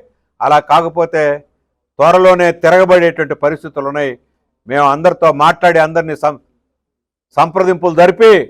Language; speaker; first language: Telugu; native; Telugu